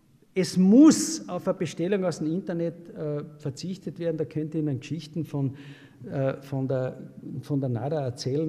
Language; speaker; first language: German; native; German